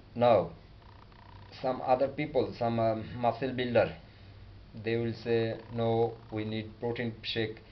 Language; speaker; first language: English; non-native, local second language; Bangla